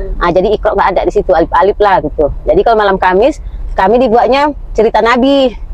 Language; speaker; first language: Indonesian; native; Indonesian